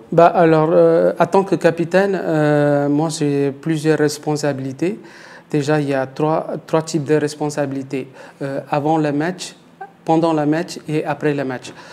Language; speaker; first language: French; non-native, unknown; Tamil